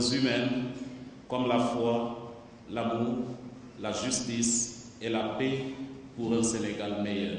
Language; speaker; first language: French; non-native, local second language; Jola-Fonyi